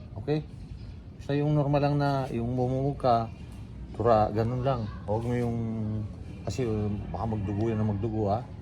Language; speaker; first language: Filipino; native; Filipino